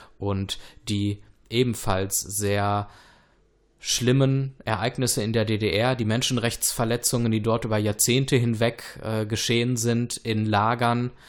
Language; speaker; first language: German; early bilingual, other home language; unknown